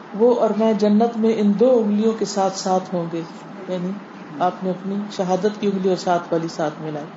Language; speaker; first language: Urdu; native; Urdu